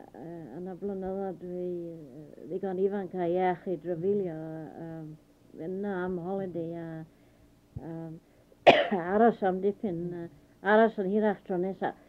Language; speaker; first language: Welsh; early bilingual, heritage; Welsh